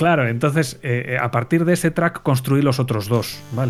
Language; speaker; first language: Spanish; native; Spanish